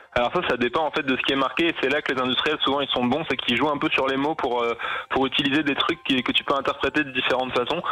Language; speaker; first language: French; native; French